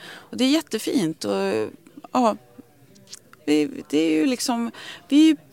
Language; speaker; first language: Swedish; native; Swedish